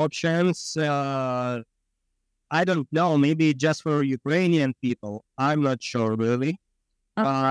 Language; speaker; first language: English; non-native, learner; Ukrainian